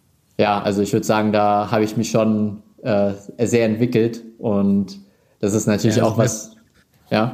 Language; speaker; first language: German; native; German